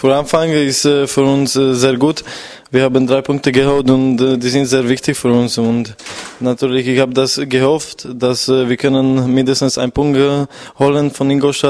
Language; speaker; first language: German; non-native, learner; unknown